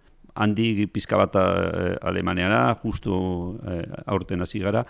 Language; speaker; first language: Basque; non-native, local second language; Spanish